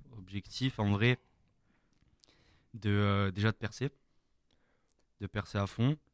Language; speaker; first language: French; native; French